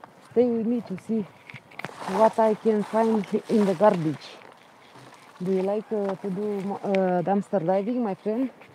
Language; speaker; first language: English; non-native, learner; Romanian